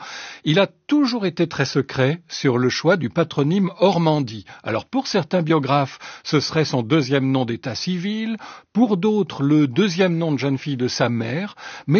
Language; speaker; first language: French; native; French